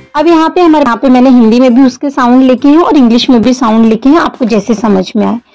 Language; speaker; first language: Hindi; native; Hindi